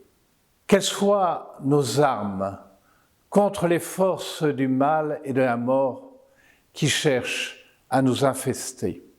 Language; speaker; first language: French; native; French